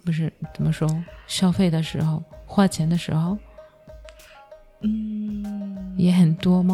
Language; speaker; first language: Chinese; non-native, learner; Japanese